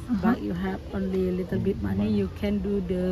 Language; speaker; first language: English; non-native, learner; Indonesian